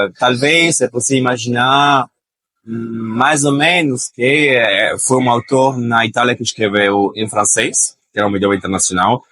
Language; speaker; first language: Portuguese; non-native, fluent; Italian